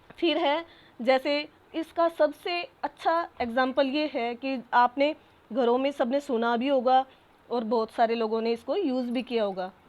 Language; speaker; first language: Hindi; native; Hindi